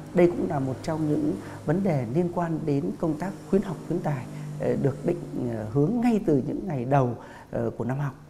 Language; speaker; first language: Vietnamese; native; Vietnamese